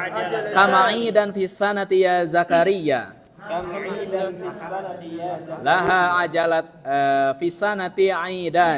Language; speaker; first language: Arabic; non-native, fluent; Sundanese